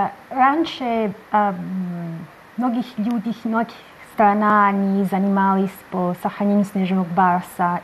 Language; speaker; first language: Russian; non-native, learner; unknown